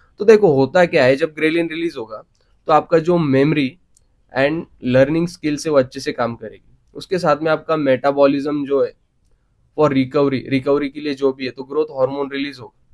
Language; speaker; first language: Hindi; non-native, local second language; Marathi